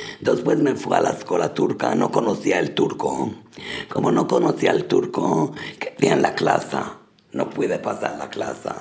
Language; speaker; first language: Spanish; early bilingual, heritage; Spanish